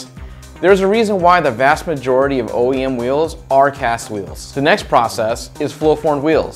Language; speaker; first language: English; native; English